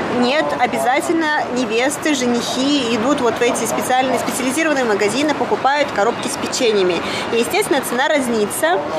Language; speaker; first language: Russian; native; Russian